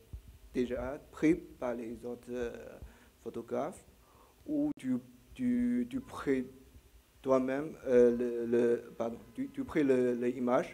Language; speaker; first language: French; non-native, learner; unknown